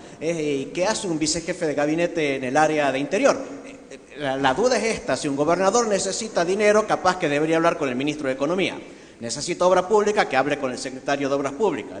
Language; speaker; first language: Spanish; native; Spanish